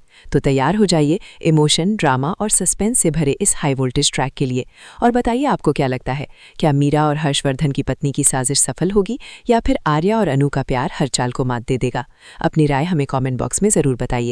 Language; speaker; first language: Hindi; native; Hindi